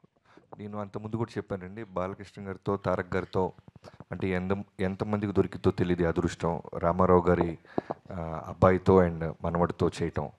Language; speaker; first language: Telugu; native; Telugu